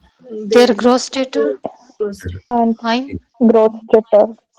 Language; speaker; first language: German; non-native, learner; Hindi